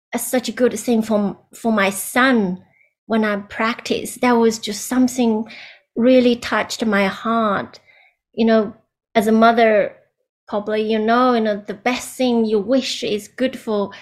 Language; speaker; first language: English; non-native, learner; Chinese